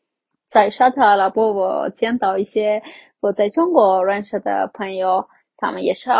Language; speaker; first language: Chinese; non-native, fluent; Armenian